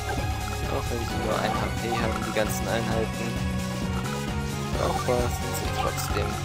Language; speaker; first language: German; native; German